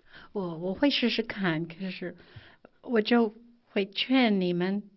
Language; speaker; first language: Chinese; non-native, fluent; English